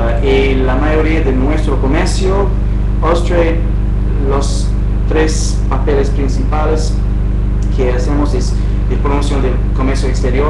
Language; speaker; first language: Spanish; non-native, fluent; English